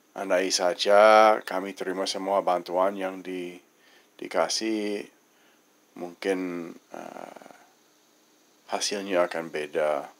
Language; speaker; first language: Indonesian; non-native, fluent; English